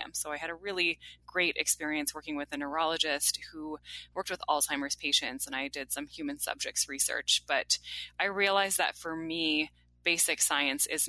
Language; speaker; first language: English; native; English